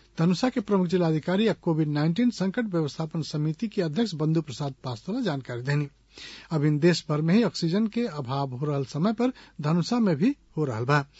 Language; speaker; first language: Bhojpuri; non-native, local second language; Nepali